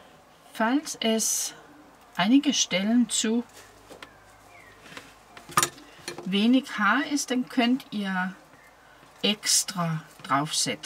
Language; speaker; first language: German; non-native, fluent; Danish